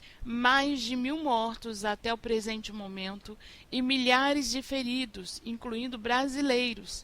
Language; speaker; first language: Portuguese; native; Portuguese